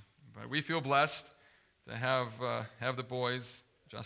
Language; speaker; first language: English; native; English